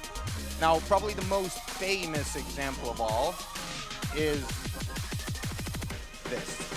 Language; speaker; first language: English; non-native, fluent; Finnish